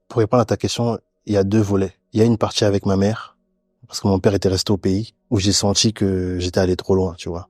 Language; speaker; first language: French; early bilingual, other home language; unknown